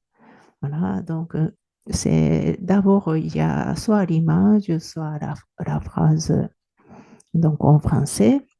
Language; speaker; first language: French; non-native, fluent; Japanese